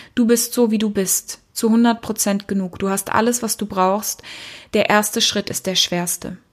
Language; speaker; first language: German; early bilingual, heritage; German